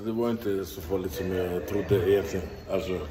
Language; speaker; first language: Swedish; native; Swedish